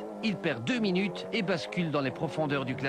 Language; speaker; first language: French; native; French